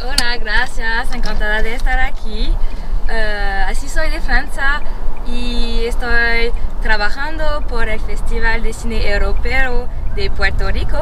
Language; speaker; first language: Spanish; non-native, fluent; French